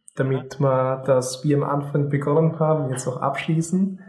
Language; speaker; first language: German; native; German